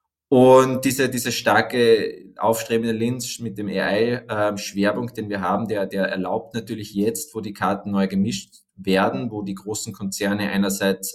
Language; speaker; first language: German; native; German